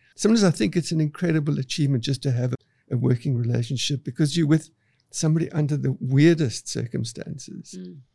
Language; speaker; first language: English; native; English